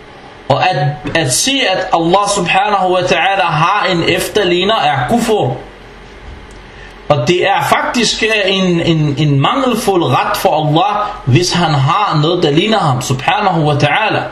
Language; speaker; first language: Danish; early bilingual, other home language; Arabic